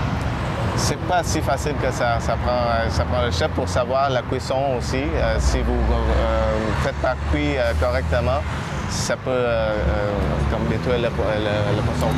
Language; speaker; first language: French; non-native, fluent; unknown